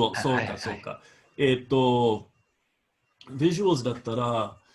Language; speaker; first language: Japanese; non-native, fluent; English